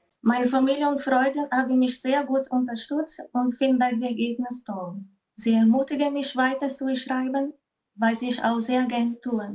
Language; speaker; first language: German; non-native, fluent; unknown